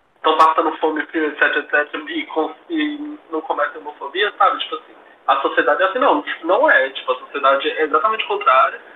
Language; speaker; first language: Portuguese; native; Portuguese